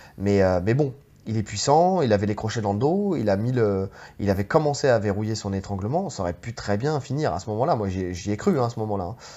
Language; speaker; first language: French; native; French